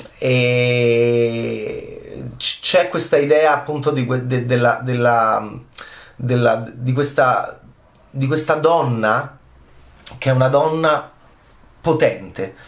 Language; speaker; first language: Italian; native; Italian